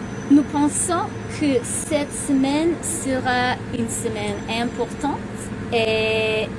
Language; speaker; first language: French; non-native, local second language; English